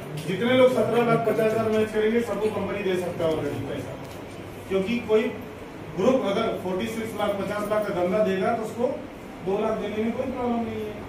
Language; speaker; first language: Hindi; native; Hindi